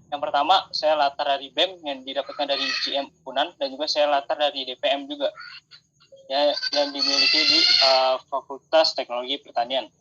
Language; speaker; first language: Indonesian; native; Indonesian